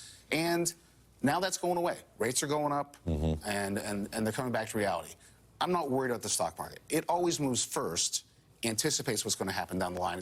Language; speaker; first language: English; native; English